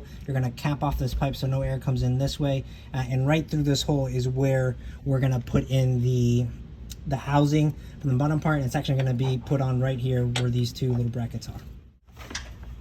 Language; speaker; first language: English; native; English